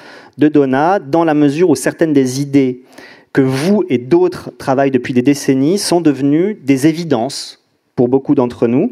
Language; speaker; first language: French; native; French